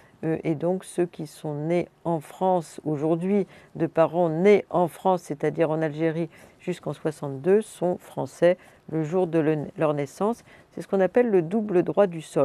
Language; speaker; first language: French; native; French